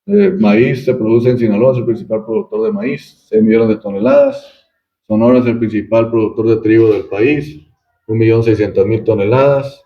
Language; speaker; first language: Spanish; native; Spanish